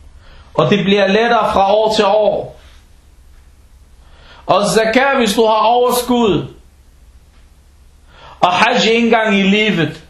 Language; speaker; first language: Danish; early bilingual, other home language; Arabic